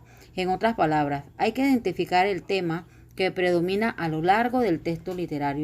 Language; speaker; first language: Spanish; native; Spanish